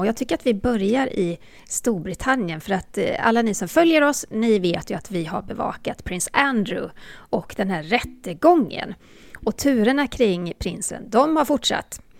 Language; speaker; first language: Swedish; native; Swedish